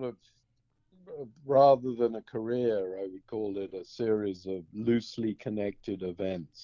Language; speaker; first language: English; native; English